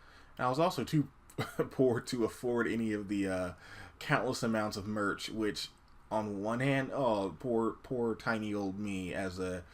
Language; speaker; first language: English; native; English